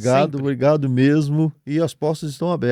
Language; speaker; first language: Portuguese; native; Portuguese